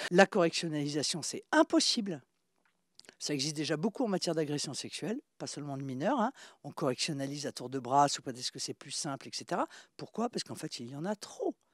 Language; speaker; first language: French; native; French